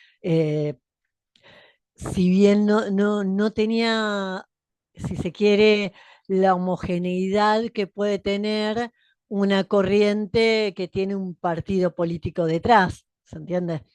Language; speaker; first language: Spanish; native; Spanish